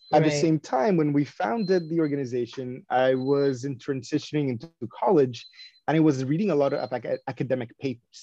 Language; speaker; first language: English; non-native, fluent; Spanish